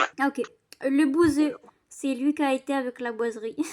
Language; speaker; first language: French; native; French